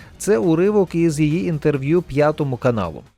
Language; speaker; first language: Ukrainian; native; Ukrainian